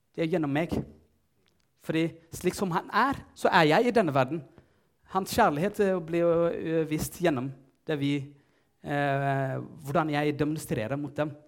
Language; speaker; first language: Norwegian; non-native, fluent; Tigrinya